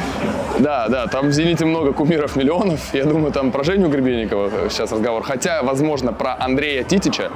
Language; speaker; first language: Russian; native; Russian